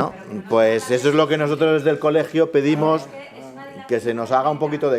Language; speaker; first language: Spanish; native; Spanish